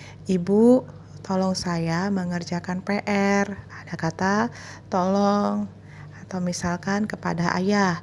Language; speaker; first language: Indonesian; native; Indonesian